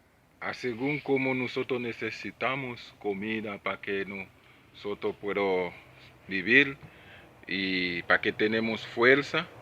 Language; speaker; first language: Spanish; non-native, learner; Haitian Creole